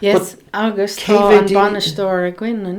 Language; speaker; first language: Irish; non-native, learner; English